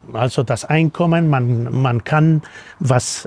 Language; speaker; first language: German; non-native, fluent; Spanish